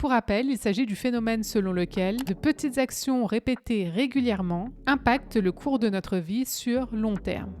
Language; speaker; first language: French; native; French